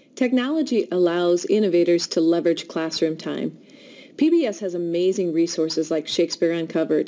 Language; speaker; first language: English; native; English